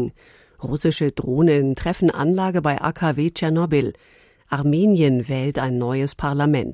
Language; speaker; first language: German; native; German